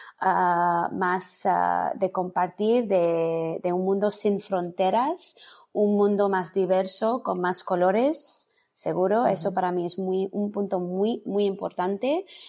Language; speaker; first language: Spanish; non-native, fluent; English